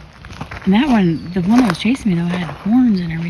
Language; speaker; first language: English; native; English